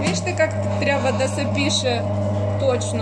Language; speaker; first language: Bulgarian; non-native, learner; Russian